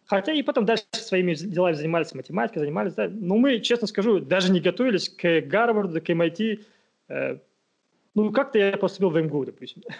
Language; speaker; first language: Russian; non-native, local second language; Kazakh